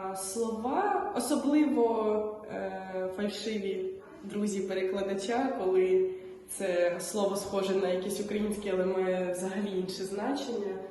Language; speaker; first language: Ukrainian; non-native, local second language; Russian